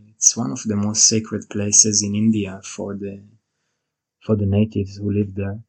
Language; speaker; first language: English; non-native, fluent; Hebrew